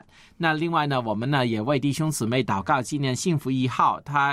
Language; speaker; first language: Chinese; native; Chinese